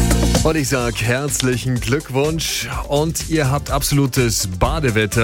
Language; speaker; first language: German; native; German